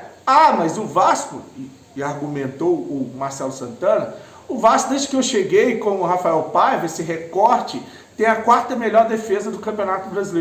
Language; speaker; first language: Portuguese; native; Portuguese